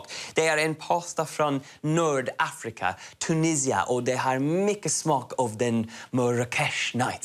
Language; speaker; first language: Swedish; non-native, learner; English